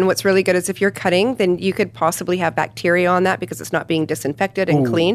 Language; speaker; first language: English; non-native, fluent; Ukrainian